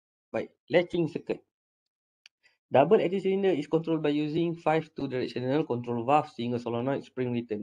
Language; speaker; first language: English; non-native, local second language; Malay